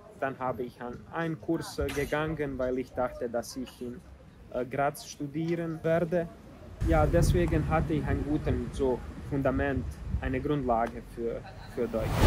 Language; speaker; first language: German; non-native, learner; Bosnian